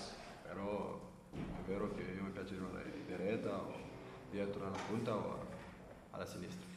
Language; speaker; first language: Italian; non-native, learner; French